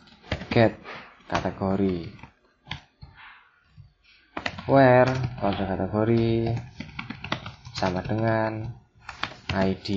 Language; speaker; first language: Indonesian; native; Indonesian